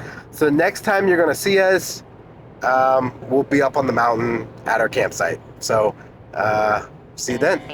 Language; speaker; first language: English; native; English